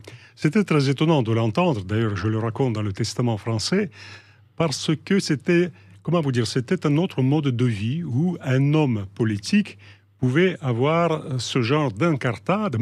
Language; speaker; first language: French; non-native, fluent; Russian